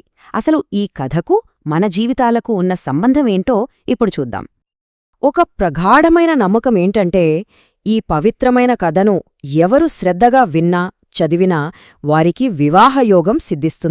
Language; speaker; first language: Telugu; native; Telugu